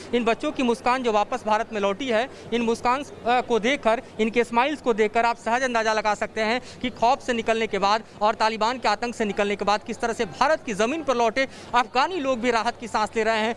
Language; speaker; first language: Hindi; native; Hindi